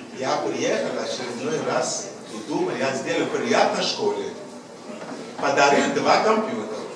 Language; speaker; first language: Russian; non-native, fluent; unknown